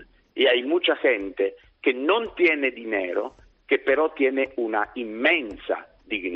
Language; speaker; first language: Spanish; non-native, fluent; Italian